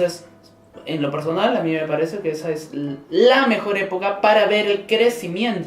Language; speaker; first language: Spanish; native; Spanish